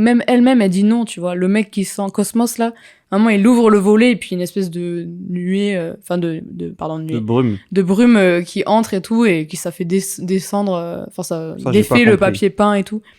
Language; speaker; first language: French; native; French